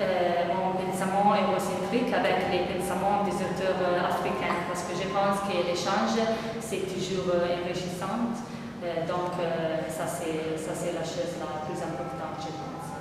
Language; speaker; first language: French; non-native, fluent; Italian